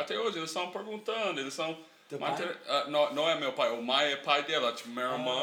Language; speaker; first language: Portuguese; non-native, learner; English